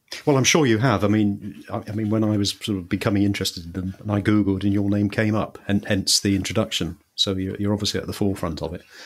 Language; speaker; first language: English; native; English